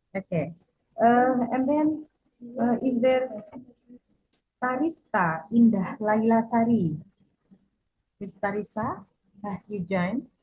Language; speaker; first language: English; non-native, fluent; Indonesian